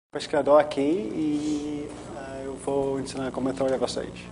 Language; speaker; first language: Portuguese; non-native, fluent; English